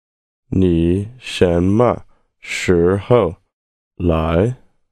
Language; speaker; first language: Chinese; non-native, learner; English